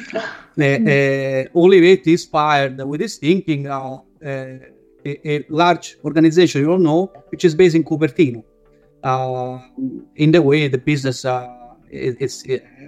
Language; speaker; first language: English; non-native, fluent; Italian